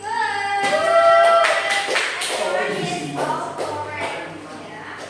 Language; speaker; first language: English; non-native, learner; Indonesian